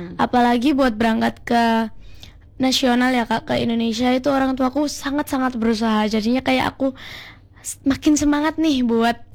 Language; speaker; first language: Indonesian; native; Indonesian